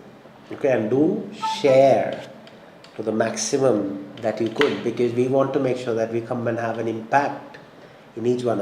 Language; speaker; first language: English; non-native, local second language; Malayalam